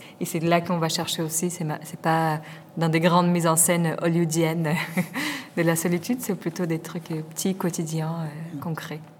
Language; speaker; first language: French; non-native, fluent; Portuguese